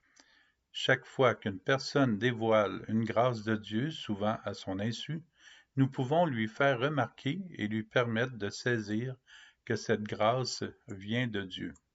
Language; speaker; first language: French; native; French